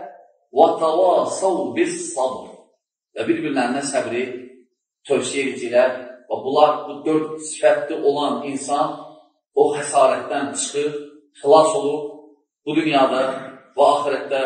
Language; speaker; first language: Turkish; non-native, learner; Azerbaijani